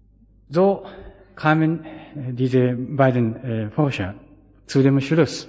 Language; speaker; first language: German; non-native, fluent; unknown